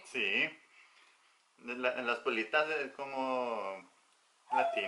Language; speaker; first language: Spanish; non-native, learner; Norwegian